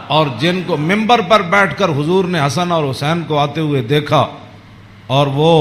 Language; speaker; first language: Urdu; non-native, local second language; Punjabi